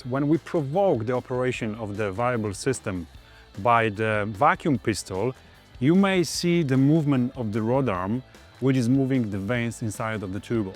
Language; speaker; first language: English; non-native, fluent; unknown